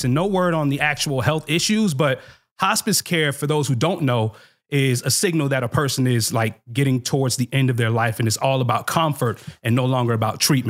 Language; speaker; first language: English; native; English